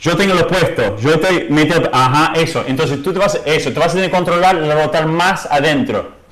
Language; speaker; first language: Spanish; non-native, fluent; English